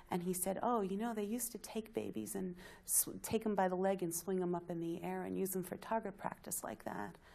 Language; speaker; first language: English; native; English